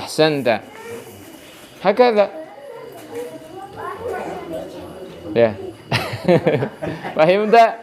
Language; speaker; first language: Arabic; non-native, fluent; Indonesian